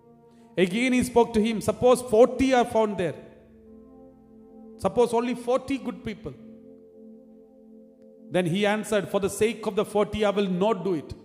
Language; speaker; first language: English; non-native, local second language; Malayalam